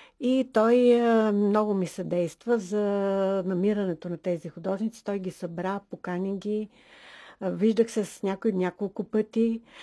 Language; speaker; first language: Bulgarian; native; Bulgarian